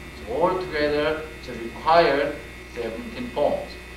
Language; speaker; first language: English; non-native, fluent; Korean